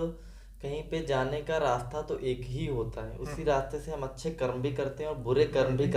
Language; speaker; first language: Hindi; native; Hindi